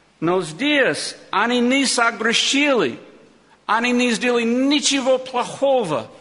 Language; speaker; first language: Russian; non-native, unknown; English